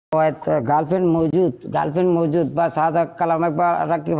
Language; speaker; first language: Arabic; non-native, learner; Bangla